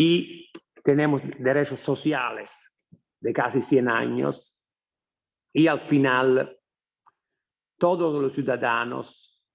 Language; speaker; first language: Spanish; non-native, fluent; Italian